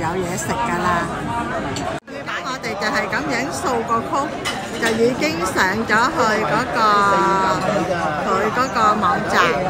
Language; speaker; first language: Vietnamese; early bilingual, heritage; Cantonese